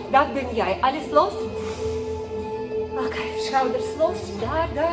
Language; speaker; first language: Dutch; non-native, learner; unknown